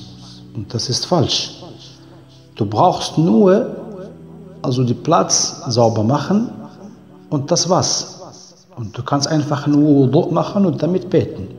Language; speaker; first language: German; non-native, fluent; Arabic